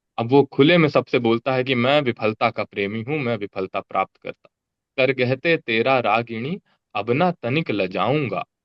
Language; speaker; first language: Hindi; native; Hindi